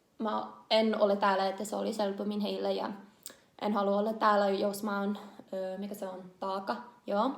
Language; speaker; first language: Finnish; non-native, learner; English